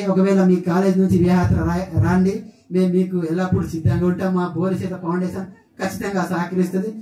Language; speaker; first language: Telugu; non-native, local second language; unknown